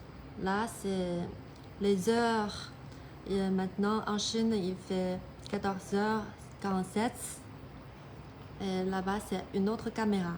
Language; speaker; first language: French; non-native, fluent; Chinese